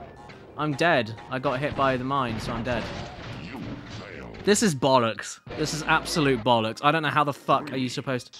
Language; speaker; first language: English; native; English